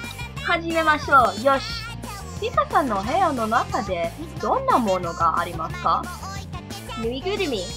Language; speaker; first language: Japanese; non-native, learner; English